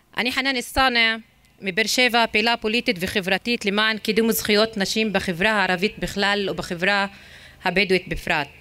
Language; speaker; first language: Hebrew; non-native, local second language; Arabic